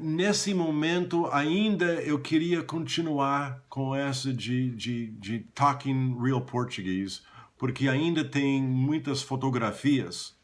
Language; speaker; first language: Portuguese; non-native, fluent; English